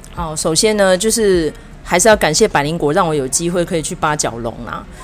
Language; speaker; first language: Chinese; native; Chinese